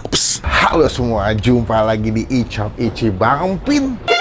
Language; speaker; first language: Indonesian; native; Indonesian